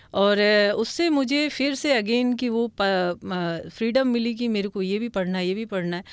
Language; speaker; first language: Hindi; non-native, local second language; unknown